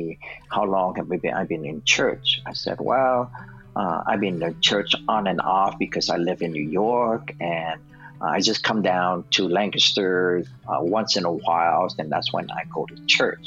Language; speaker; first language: English; non-native, fluent; Vietnamese